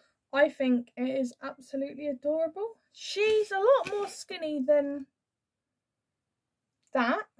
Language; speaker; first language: English; native; English